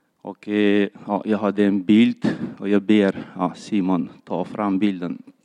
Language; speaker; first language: Swedish; non-native, fluent; Kyrgyz